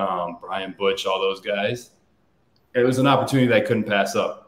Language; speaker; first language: English; native; English